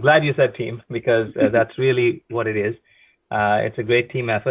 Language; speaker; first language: English; non-native, local second language; Konkani